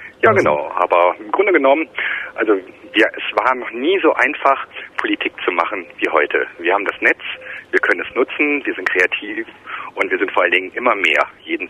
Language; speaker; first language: German; native; German